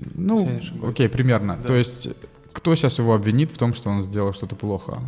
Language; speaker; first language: Russian; native; Russian